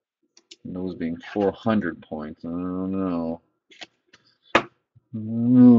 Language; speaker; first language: English; native; English